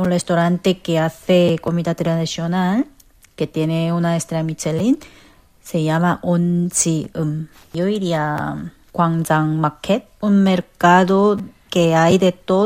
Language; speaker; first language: Spanish; non-native, fluent; Korean